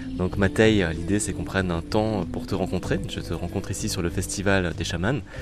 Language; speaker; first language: French; native; French